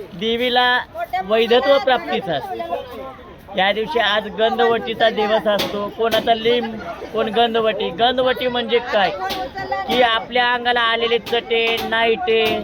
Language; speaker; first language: Marathi; native; Marathi